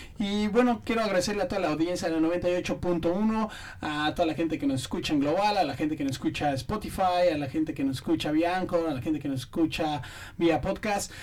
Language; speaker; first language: Spanish; native; Spanish